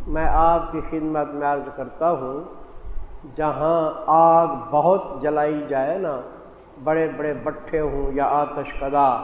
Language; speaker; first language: Urdu; native; Urdu